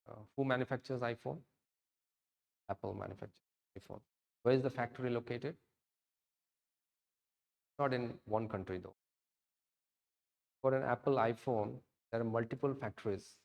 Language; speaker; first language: English; non-native, local second language; Odia